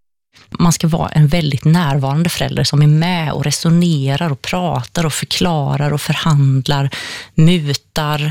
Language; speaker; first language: Swedish; native; Swedish